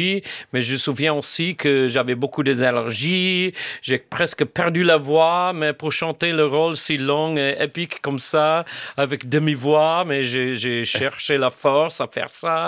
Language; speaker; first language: French; non-native, fluent; English